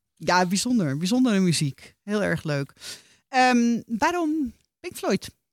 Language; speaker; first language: Dutch; native; Dutch